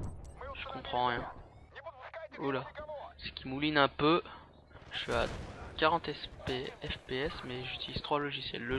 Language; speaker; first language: French; native; French